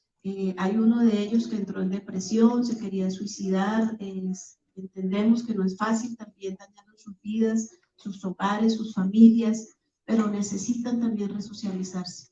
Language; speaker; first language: Spanish; native; Spanish